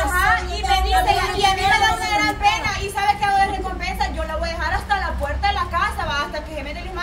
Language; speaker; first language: Spanish; native; Spanish